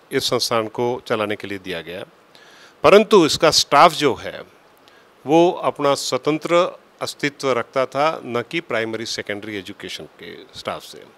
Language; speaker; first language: Hindi; native; Hindi